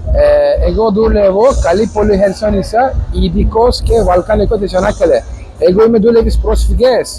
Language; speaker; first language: Greek; non-native, learner; Turkish